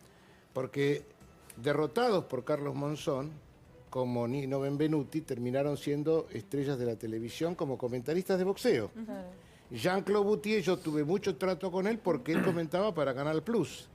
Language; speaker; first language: Spanish; native; Spanish